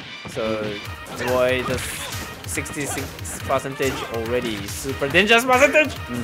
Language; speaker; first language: English; non-native, learner; Chinese